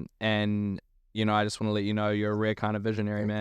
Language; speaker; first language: English; native; English